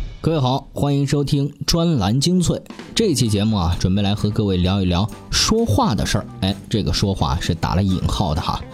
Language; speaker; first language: Chinese; native; Chinese